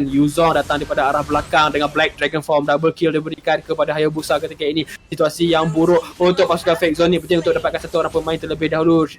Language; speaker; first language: Malay; native; Malay